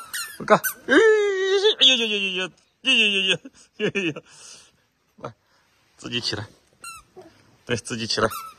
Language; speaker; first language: Chinese; native; Chinese